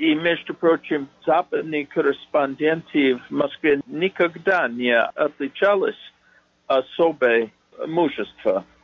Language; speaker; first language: Russian; non-native, fluent; English